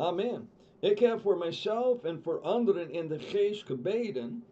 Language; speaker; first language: Dutch; non-native, fluent; English